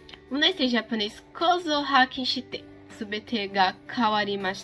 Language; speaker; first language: Japanese; non-native, learner; Portuguese